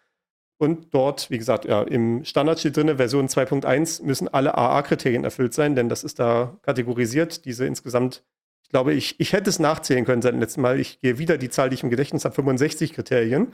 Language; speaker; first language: German; native; German